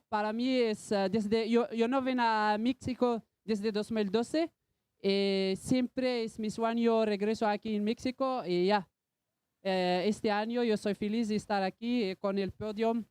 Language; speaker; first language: Spanish; non-native, learner; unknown